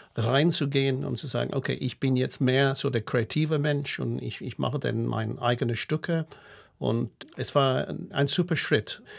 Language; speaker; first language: German; non-native, fluent; English